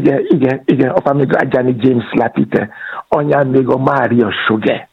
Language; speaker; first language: Hungarian; non-native, fluent; Yoruba